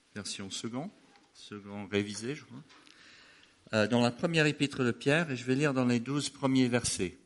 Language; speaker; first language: French; non-native, fluent; English